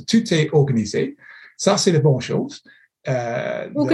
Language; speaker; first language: French; non-native, fluent; English